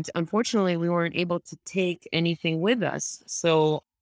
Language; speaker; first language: English; early bilingual, other home language; Russian